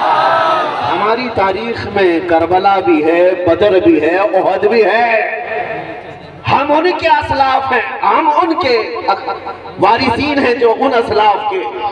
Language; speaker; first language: Urdu; native; Urdu